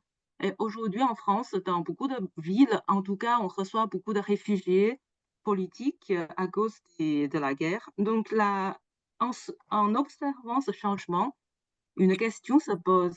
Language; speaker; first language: French; non-native, fluent; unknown